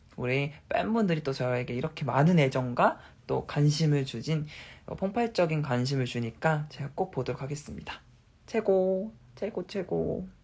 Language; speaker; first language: Korean; native; Korean